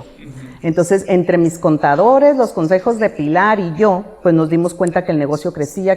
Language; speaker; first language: Spanish; native; Spanish